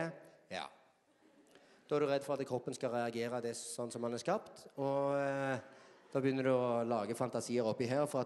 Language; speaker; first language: Norwegian; native; Norwegian